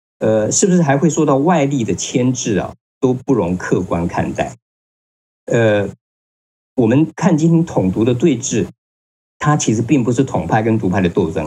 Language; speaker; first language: Chinese; native; Chinese